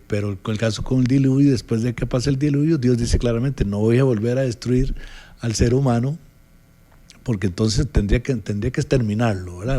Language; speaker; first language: Spanish; native; Spanish